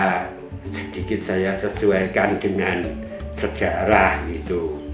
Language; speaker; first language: Indonesian; non-native, local second language; Javanese